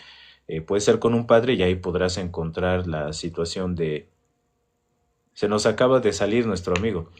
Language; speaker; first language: Spanish; native; Spanish